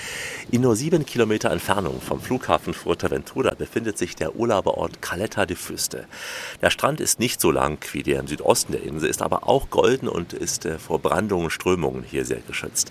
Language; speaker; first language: German; native; German